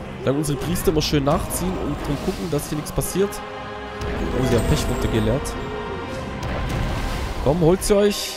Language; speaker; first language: German; native; German